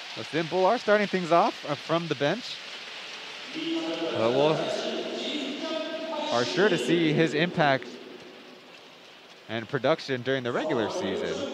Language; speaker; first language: English; native; English